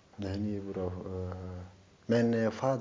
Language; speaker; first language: Dutch; non-native, learner; Turkish